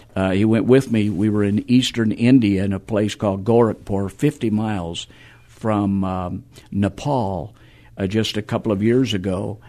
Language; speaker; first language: English; native; English